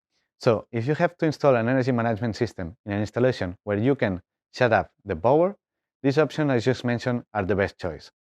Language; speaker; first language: English; non-native, fluent; Spanish